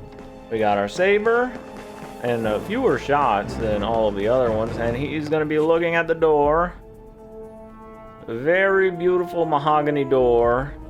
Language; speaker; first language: English; native; English